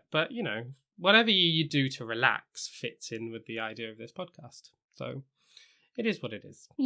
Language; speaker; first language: English; native; English